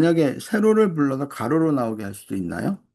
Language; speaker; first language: Korean; native; Korean